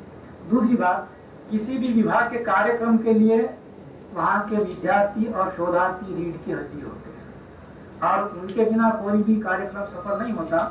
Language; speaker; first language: Hindi; native; Hindi